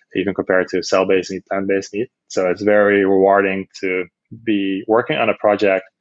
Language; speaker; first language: English; non-native, fluent; Dutch